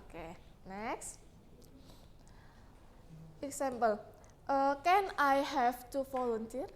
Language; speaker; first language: English; non-native, learner; Indonesian